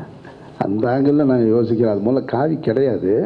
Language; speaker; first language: Tamil; native; Tamil